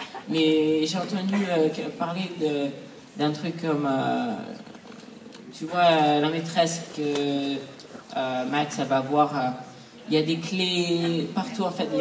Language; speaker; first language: French; early bilingual, heritage; English